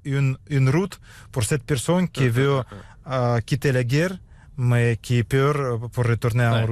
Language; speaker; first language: French; non-native, learner; Russian